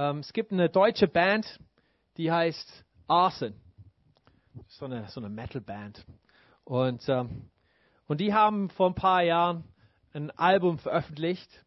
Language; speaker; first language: German; non-native, fluent; English